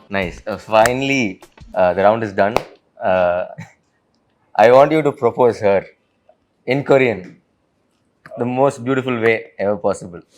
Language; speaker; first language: English; non-native, local second language; Tamil